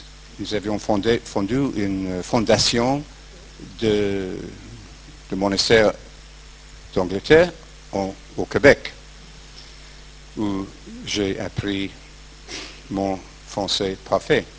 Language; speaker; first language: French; non-native, fluent; English